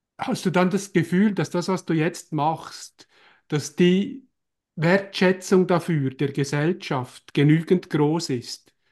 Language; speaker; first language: German; native; German